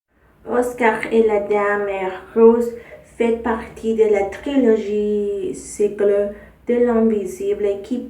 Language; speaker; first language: French; non-native, learner; Spanish